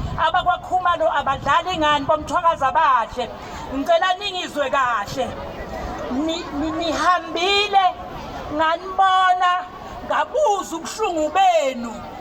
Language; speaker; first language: Zulu; native; Zulu